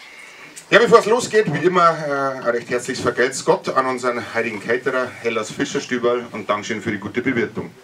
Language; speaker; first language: German; native; German